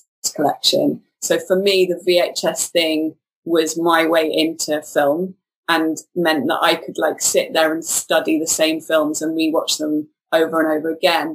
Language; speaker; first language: English; native; English